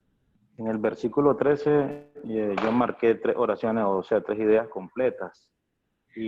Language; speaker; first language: Spanish; native; Spanish